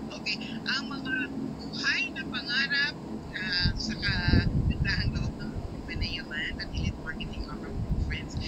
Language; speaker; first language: Filipino; native; Filipino